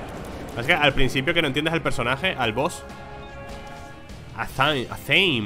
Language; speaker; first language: Spanish; native; Spanish